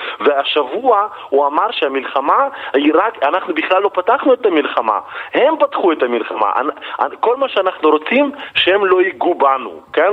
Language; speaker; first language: Hebrew; non-native, fluent; Russian